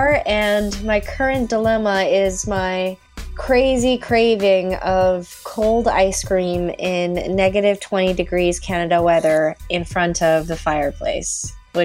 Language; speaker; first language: English; non-native, fluent; Punjabi